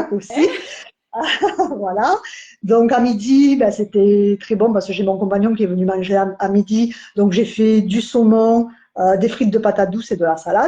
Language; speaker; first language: French; native; French